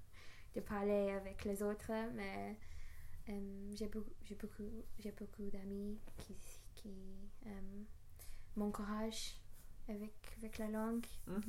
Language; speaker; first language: French; non-native, learner; English